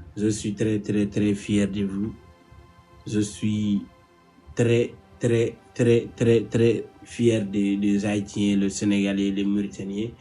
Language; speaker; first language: French; non-native, local second language; Wolof